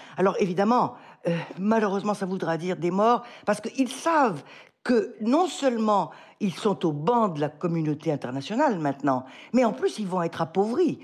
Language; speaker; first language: French; native; French